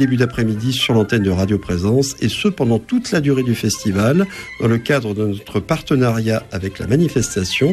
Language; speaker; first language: French; native; French